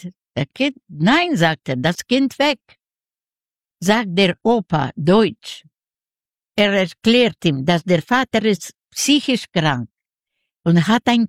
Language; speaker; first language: German; non-native, learner; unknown